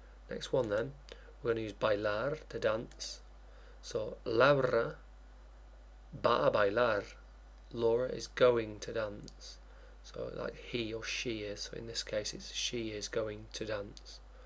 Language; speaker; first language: English; native; English